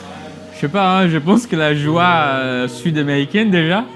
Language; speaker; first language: French; non-native, fluent; Portuguese